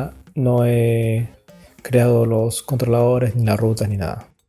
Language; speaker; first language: Spanish; native; Spanish